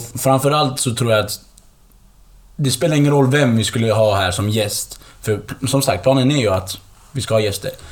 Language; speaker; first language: Swedish; early bilingual, other home language; Kurdish